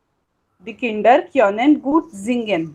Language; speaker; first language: German; non-native, fluent; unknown